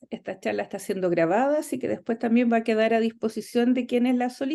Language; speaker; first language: Spanish; native; Spanish